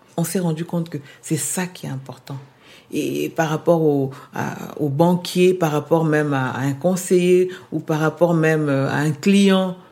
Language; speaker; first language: French; non-native, local second language; Lingala